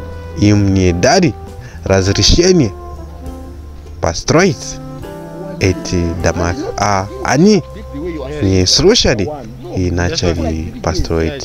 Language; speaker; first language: Russian; non-native, fluent; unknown